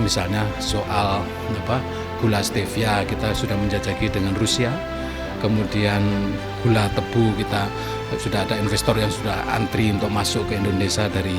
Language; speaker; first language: Indonesian; native; Indonesian